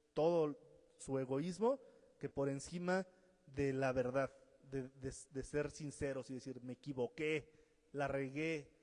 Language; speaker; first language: Spanish; native; Spanish